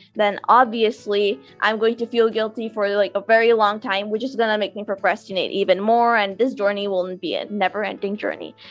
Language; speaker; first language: English; non-native, local second language; Urdu